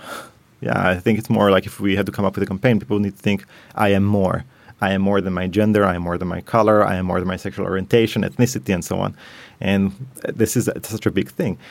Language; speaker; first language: English; non-native, fluent; Hebrew